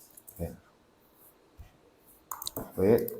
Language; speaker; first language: English; non-native, learner; Indonesian